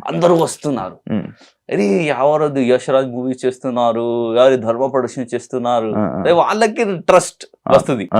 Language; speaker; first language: Telugu; non-native, learner; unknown